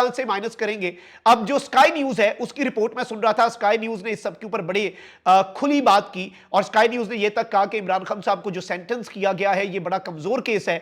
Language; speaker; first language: Urdu; native; Urdu